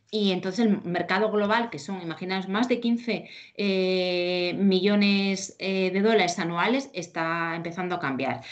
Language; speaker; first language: Spanish; native; Spanish